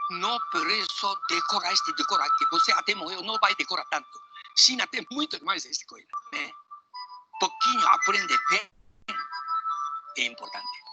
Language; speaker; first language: Portuguese; non-native, learner; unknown